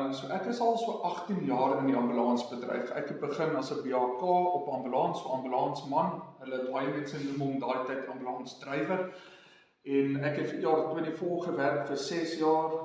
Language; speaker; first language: Afrikaans; non-native, local second language; English